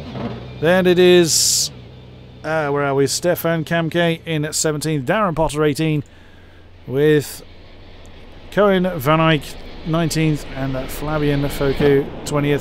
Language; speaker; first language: English; native; English